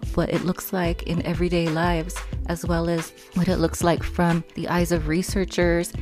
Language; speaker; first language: English; native; English